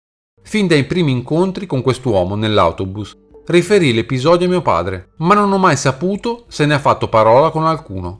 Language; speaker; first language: Italian; native; Italian